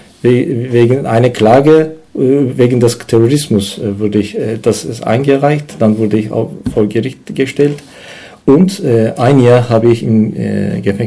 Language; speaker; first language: German; non-native, learner; Turkish